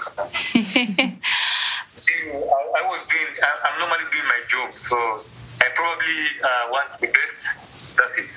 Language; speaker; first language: English; non-native, local second language; Swahili